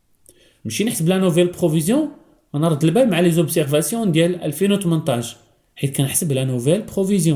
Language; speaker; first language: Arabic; native; Arabic